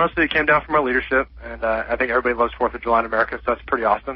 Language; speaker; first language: English; native; English